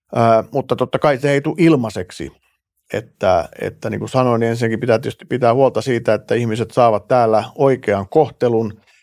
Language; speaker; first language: Finnish; native; Finnish